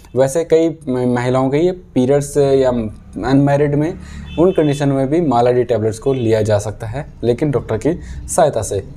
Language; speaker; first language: Hindi; native; Hindi